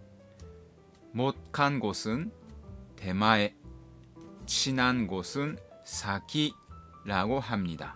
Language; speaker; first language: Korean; non-native, fluent; Japanese